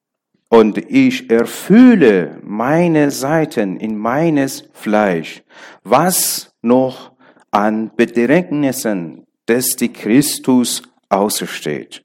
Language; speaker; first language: German; non-native, learner; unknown